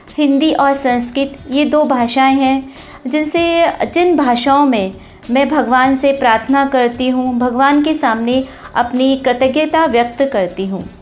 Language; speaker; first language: Hindi; native; Hindi